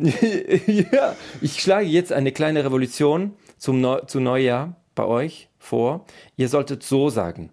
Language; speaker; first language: German; non-native, local second language; French